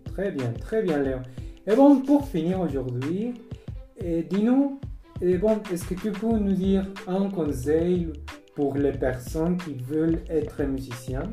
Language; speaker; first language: French; non-native, learner; Spanish